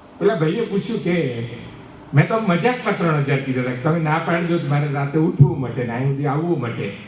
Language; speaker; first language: Gujarati; native; Gujarati